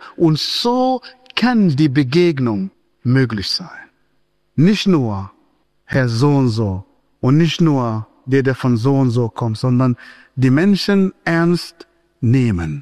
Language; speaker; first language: German; non-native, fluent; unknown